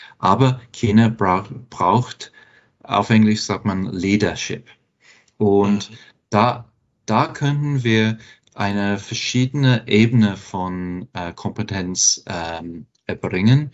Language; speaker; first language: German; non-native, fluent; English